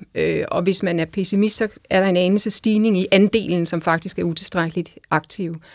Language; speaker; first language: Danish; native; Danish